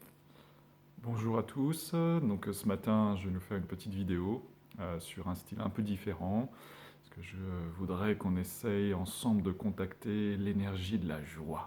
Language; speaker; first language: French; native; French